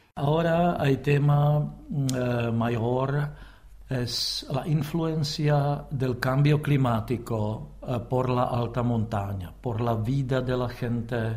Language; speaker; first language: Spanish; non-native, fluent; Czech